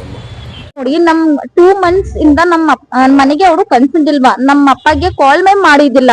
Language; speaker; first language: Kannada; non-native, local second language; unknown